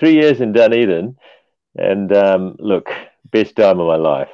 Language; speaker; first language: English; non-native, local second language; Tamil